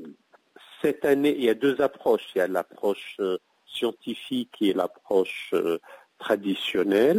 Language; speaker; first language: French; non-native, local second language; Arabic